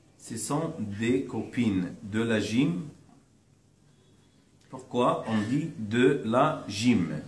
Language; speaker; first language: French; non-native, learner; Arabic